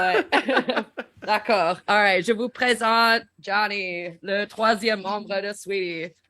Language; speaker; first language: French; non-native, learner; English